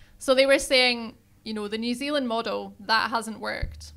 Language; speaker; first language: English; native; English